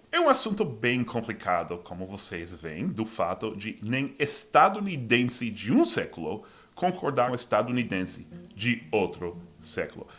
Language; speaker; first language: Portuguese; non-native, fluent; English